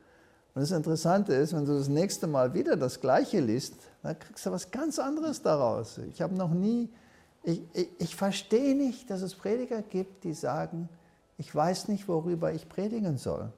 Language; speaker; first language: German; early bilingual, heritage; German